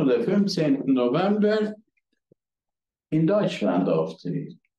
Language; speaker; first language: German; non-native, fluent; Hungarian